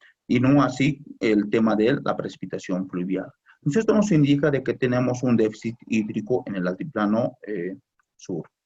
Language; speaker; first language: Spanish; native; Spanish